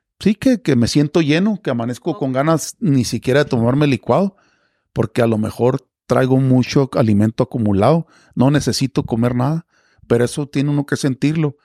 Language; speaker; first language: Spanish; native; Spanish